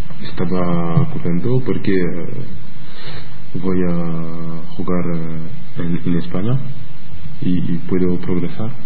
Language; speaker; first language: Spanish; non-native, learner; French